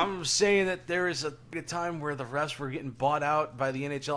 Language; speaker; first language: English; native; English